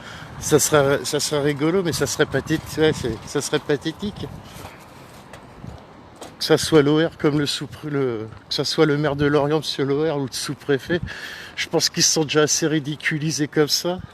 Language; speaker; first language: French; native; French